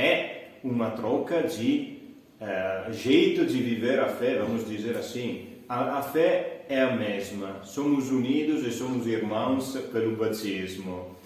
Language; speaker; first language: Portuguese; non-native, fluent; Italian